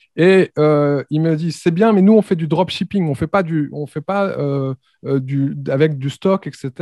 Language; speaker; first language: French; native; French